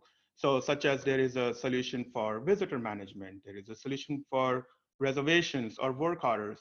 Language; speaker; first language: English; non-native, local second language; Hindi